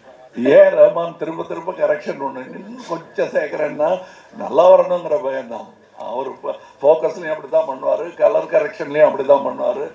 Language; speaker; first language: Tamil; native; Tamil